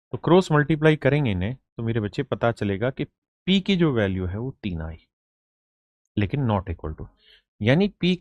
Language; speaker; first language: Hindi; native; Hindi